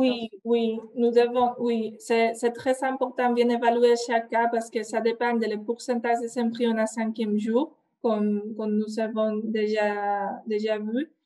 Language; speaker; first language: French; non-native, fluent; Spanish